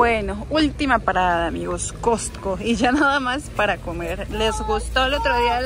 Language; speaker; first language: Spanish; native; Spanish